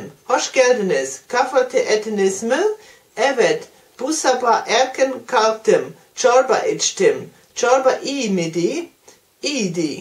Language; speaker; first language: Turkish; non-native, learner; German